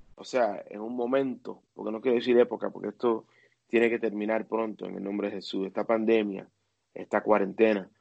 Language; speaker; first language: Spanish; early bilingual, heritage; Spanish